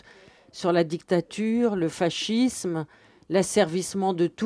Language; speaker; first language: French; native; French